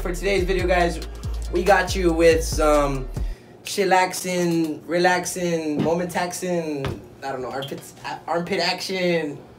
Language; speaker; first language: English; early bilingual, other home language; Spanish